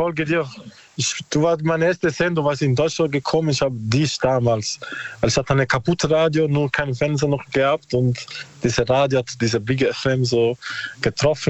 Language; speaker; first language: German; non-native, learner; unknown